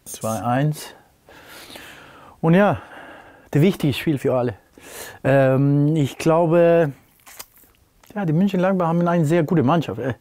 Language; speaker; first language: German; non-native, fluent; Spanish